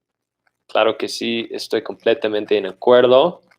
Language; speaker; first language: Spanish; non-native, fluent; English